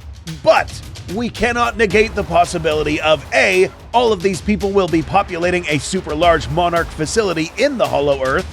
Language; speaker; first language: English; native; English